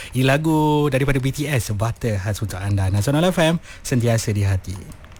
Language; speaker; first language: Malay; native; Malay